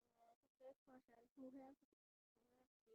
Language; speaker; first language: English; non-native, learner; Vietnamese